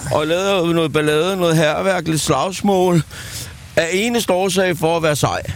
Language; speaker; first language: Danish; native; Danish